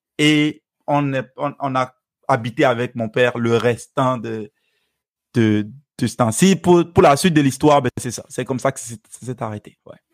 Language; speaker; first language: French; non-native, local second language; Fon